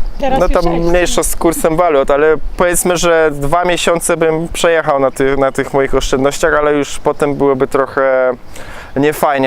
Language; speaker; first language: Polish; native; Polish